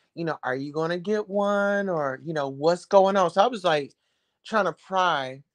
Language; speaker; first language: English; native; English